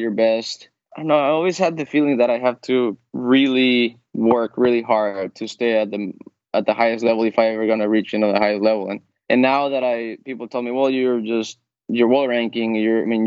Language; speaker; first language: English; non-native, fluent; Spanish